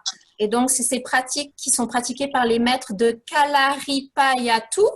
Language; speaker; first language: French; native; French